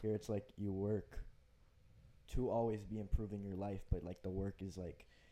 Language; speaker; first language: English; early bilingual, other home language; Spanish